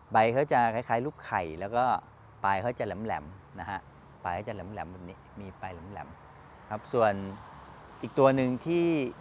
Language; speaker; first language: Thai; native; Thai